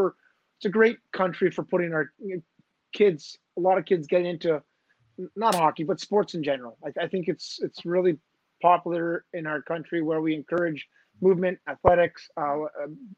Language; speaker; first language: English; native; English